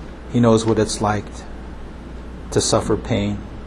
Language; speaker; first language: English; early bilingual, other home language; Japanese